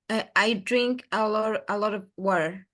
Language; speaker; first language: English; non-native, learner; Spanish